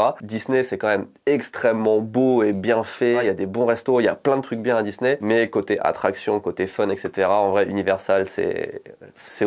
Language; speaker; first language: French; native; French